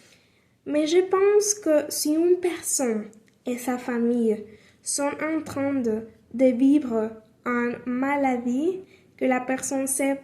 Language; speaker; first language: French; non-native, learner; Spanish